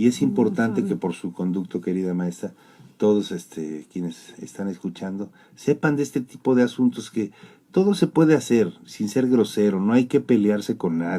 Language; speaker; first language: Spanish; native; Spanish